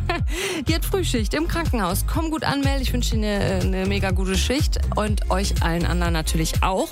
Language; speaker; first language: German; native; German